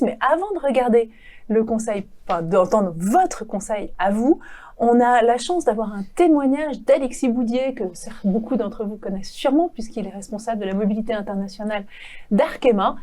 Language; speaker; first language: French; native; French